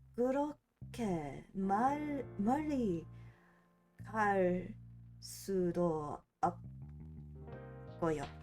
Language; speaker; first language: Korean; non-native, learner; English